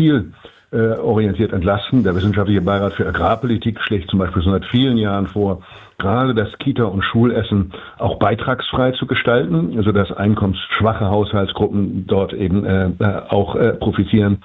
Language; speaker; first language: German; native; German